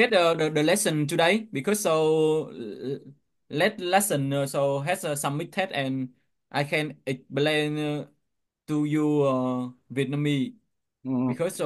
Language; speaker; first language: English; non-native, learner; Vietnamese